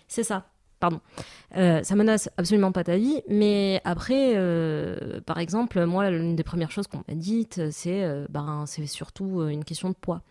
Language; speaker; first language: French; non-native, local second language; Arabic